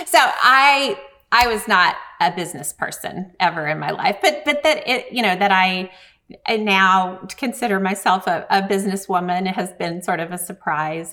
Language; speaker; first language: English; native; English